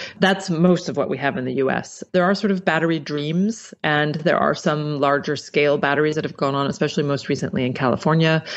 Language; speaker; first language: English; native; English